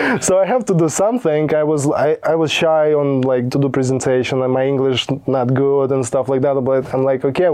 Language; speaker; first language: English; non-native, fluent; Russian